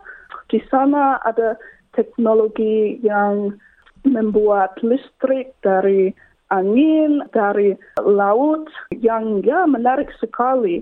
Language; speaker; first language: Indonesian; non-native, learner; English